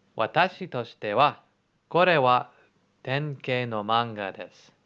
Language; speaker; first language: Japanese; non-native, learner; English